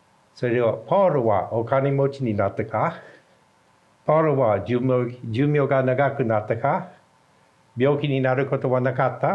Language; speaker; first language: Japanese; non-native, fluent; English